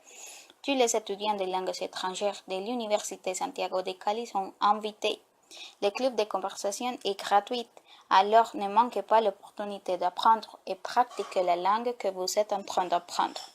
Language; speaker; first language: French; non-native, fluent; Spanish